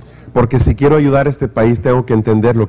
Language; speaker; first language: Spanish; native; Spanish